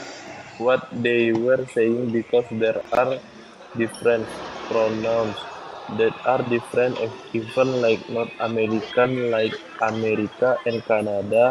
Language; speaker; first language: English; non-native, learner; Indonesian